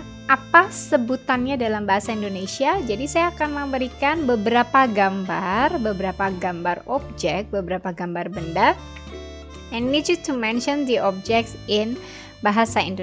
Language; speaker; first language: Indonesian; native; Indonesian